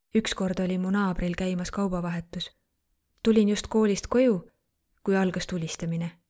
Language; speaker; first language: Estonian; non-native, fluent; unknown